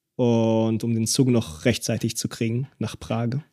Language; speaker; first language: German; early bilingual, other home language; Hebrew